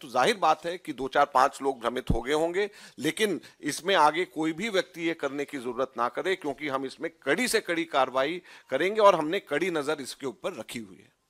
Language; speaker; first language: Hindi; native; Hindi